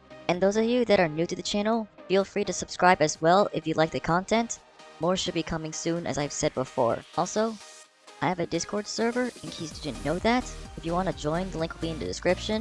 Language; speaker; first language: English; native; English